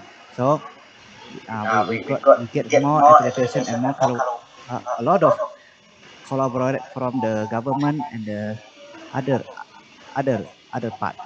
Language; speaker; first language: English; non-native, learner; Indonesian